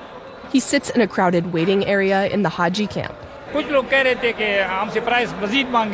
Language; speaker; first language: English; native; English